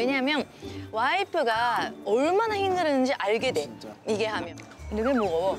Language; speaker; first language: Korean; non-native, fluent; French